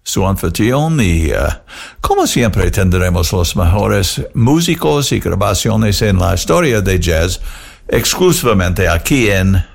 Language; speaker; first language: Spanish; non-native, learner; English